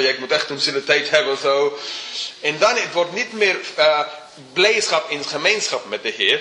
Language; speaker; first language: Dutch; non-native, fluent; English